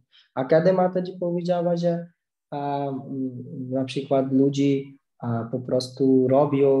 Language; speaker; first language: Polish; non-native, learner; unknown